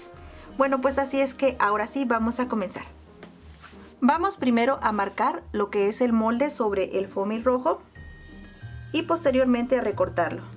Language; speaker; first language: Spanish; native; Spanish